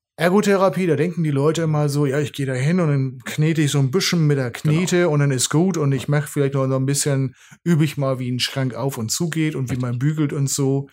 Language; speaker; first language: German; native; German